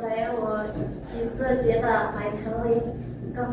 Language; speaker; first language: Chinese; non-native, learner; Indonesian